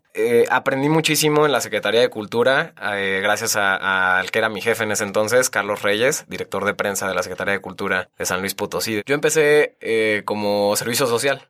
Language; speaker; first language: Spanish; native; Spanish